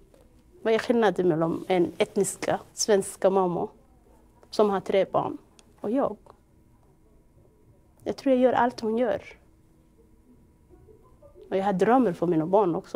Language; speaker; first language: Swedish; non-native, fluent; Somali